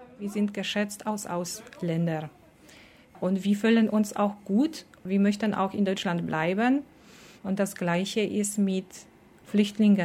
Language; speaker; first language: German; non-native, fluent; Polish